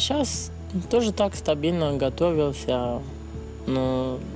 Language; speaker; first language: Russian; non-native, learner; Romanian